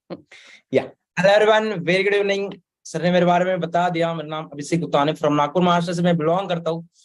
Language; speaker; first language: Hindi; non-native, local second language; Marathi